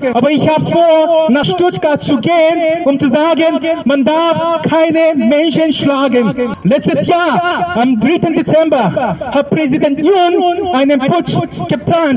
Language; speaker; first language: German; non-native, fluent; Korean